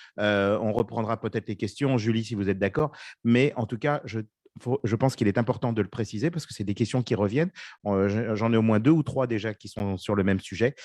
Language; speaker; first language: French; native; French